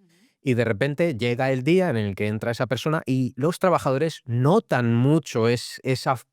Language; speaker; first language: Spanish; native; Spanish